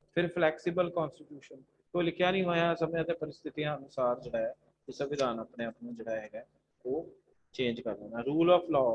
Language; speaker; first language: Hindi; non-native, local second language; Punjabi